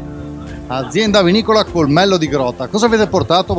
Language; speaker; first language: Italian; native; Italian